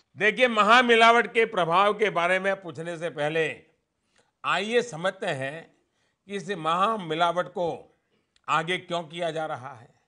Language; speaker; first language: Hindi; non-native, local second language; Gujarati